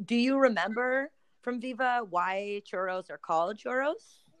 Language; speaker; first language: English; native; English